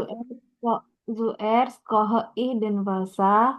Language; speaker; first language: German; non-native, learner; Indonesian